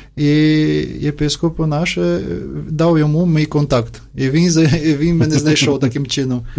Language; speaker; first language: Ukrainian; non-native, fluent; Portuguese